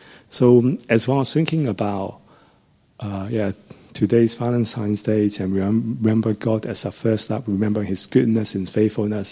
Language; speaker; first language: English; non-native, local second language; Cantonese